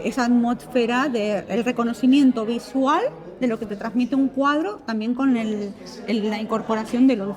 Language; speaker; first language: Spanish; native; Spanish